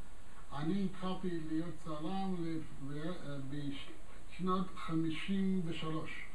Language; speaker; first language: Hebrew; non-native, fluent; English